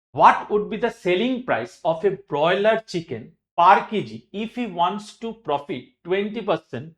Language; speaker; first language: English; non-native, local second language; Bangla